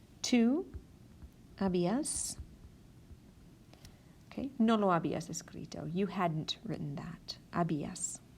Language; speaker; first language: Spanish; non-native, fluent; English